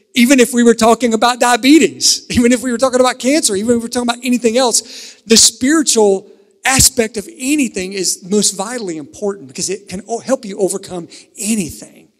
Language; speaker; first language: English; native; English